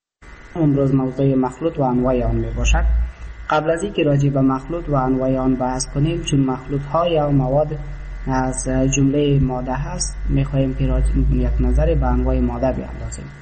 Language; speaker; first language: Persian; native; Persian